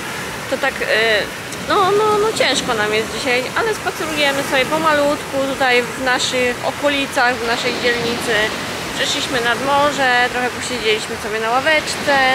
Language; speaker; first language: Polish; native; Polish